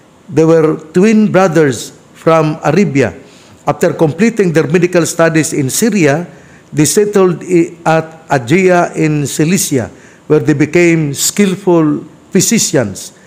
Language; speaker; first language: English; non-native, local second language; Cebuano